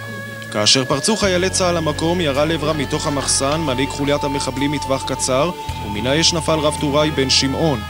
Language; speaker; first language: Hebrew; native; Hebrew